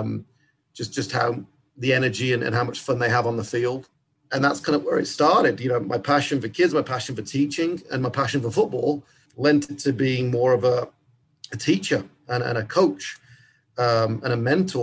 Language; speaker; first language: English; native; English